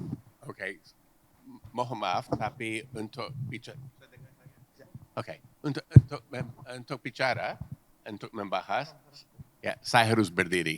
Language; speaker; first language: Indonesian; non-native, fluent; English